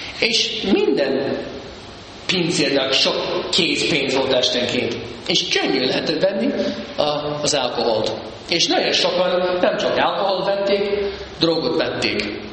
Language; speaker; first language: Hungarian; early bilingual, heritage; Hungarian